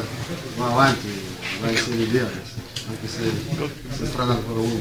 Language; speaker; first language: Italian; non-native, learner; Russian